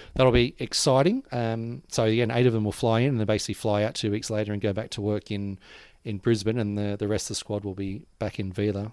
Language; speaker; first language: English; native; English